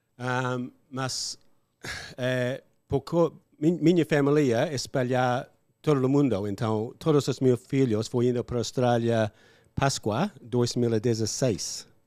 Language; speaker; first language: Portuguese; non-native, learner; English